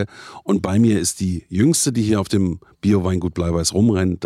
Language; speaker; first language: German; native; German